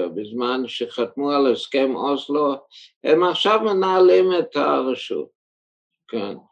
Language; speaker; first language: Hebrew; early bilingual, heritage; German